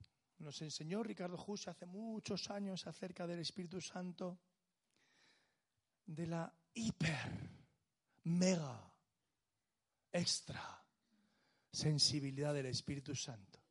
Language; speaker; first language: Spanish; native; Spanish